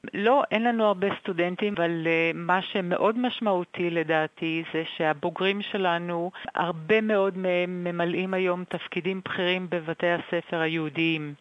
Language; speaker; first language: Hebrew; native; Hebrew